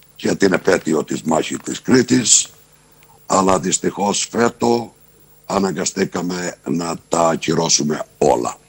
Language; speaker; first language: Greek; native; Greek